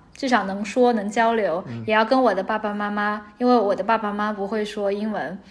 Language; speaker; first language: Chinese; native; Chinese